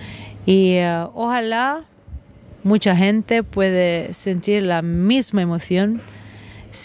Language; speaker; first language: Spanish; non-native, fluent; Italian